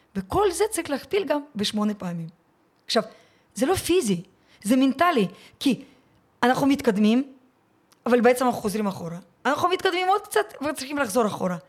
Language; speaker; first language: Hebrew; early bilingual, other home language; Russian